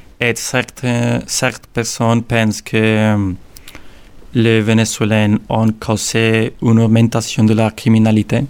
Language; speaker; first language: French; non-native, learner; Spanish